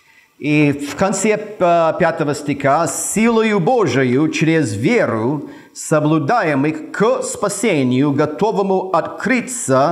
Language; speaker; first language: Russian; non-native, fluent; English